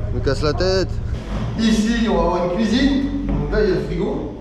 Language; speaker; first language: French; native; French